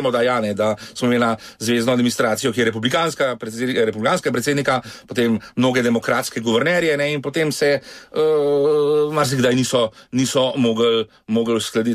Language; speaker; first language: Slovenian; native; Slovenian